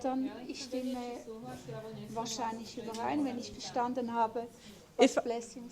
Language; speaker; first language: German; non-native, fluent; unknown